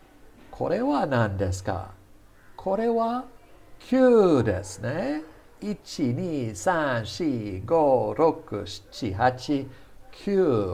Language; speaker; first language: Japanese; non-native, fluent; English